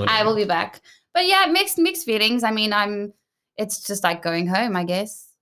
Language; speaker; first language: English; native; English